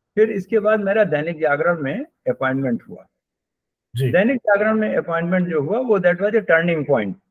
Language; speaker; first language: Hindi; native; Hindi